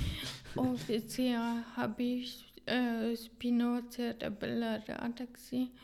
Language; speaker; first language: German; non-native, fluent; Hungarian